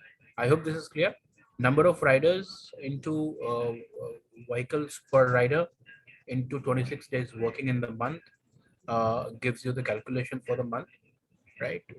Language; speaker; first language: English; non-native, local second language; Hindi